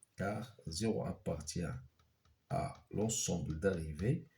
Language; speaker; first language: French; non-native, local second language; Arabic